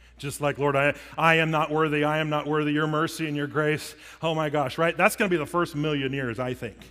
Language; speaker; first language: English; native; English